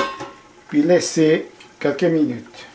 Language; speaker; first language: French; non-native, fluent; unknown